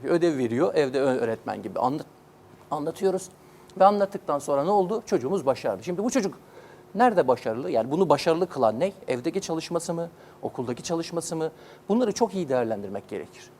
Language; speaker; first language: Turkish; native; Turkish